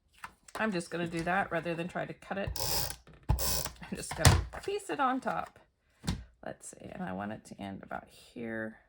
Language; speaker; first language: English; native; English